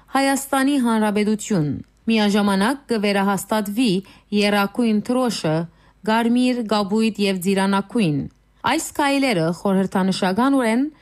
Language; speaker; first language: Armenian; native; Armenian